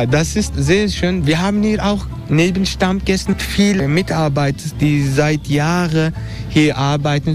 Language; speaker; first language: German; non-native, learner; Turkish